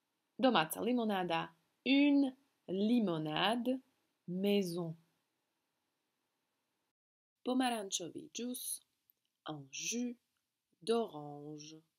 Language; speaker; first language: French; non-native, fluent; Slovak